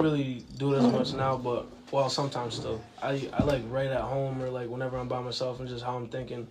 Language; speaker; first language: English; early bilingual, other home language; Ukrainian